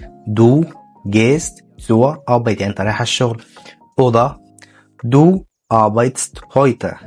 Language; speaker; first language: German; non-native, fluent; Arabic